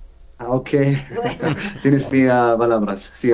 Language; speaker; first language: Spanish; non-native, learner; Arabic